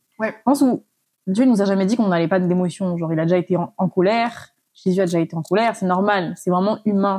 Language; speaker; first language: French; non-native, local second language; Malagasy